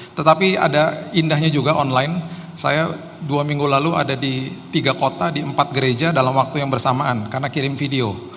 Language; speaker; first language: Indonesian; native; Indonesian